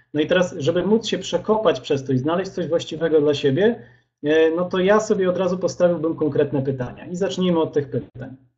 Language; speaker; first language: Polish; native; Polish